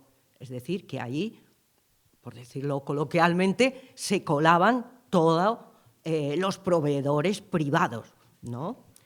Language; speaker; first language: Spanish; native; Spanish